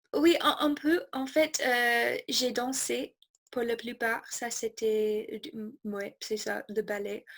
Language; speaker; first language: French; non-native, fluent; English